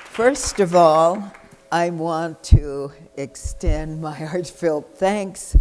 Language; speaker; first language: English; native; English